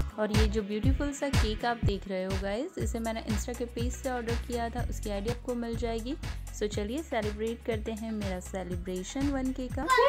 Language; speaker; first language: Hindi; non-native, local second language; Bangla